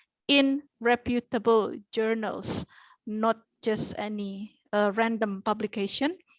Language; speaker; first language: English; non-native, fluent; Indonesian